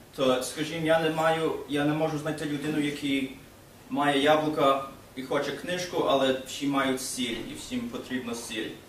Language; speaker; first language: Ukrainian; early bilingual, heritage; Ukrainian